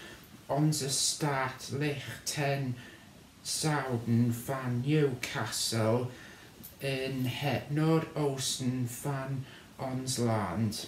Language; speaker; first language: Dutch; non-native, learner; English